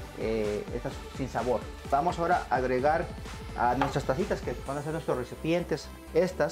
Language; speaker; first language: Spanish; native; Spanish